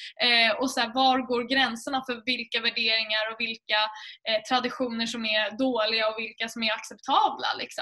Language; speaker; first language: Swedish; native; Swedish